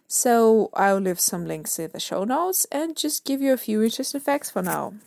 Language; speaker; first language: English; non-native, fluent; Russian